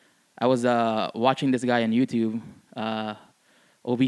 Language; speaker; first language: English; non-native, local second language; Filipino